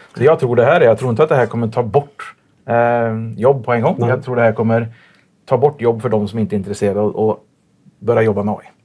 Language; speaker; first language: Swedish; native; Swedish